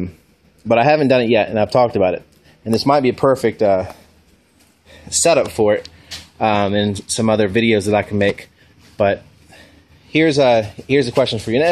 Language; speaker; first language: English; native; English